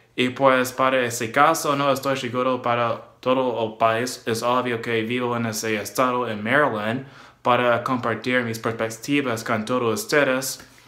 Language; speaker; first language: Spanish; non-native, learner; English